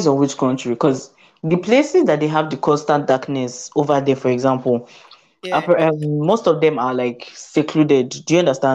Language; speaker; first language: English; non-native, local second language; Yoruba